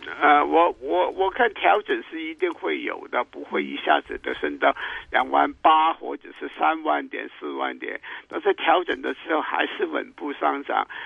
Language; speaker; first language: Chinese; non-native, local second language; Cantonese